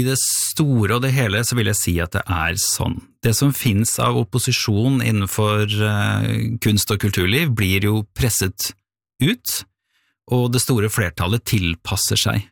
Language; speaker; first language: Norwegian; native; Norwegian